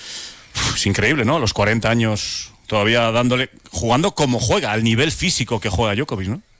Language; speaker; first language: Spanish; native; Spanish